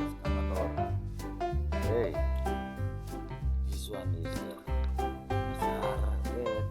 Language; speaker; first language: English; non-native, learner; Indonesian